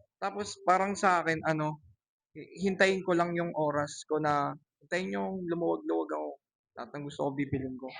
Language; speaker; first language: Filipino; native; Filipino